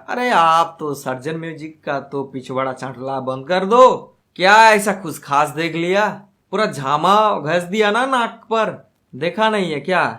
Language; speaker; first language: Hindi; non-native, local second language; Bangla